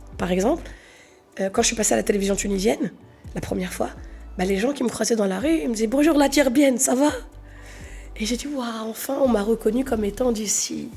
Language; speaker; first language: French; native; French